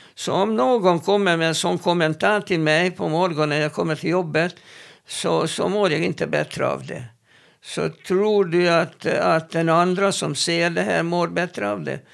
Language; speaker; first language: Swedish; non-native, fluent; Hebrew